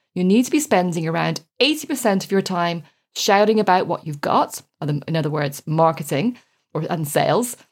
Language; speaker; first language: English; native; English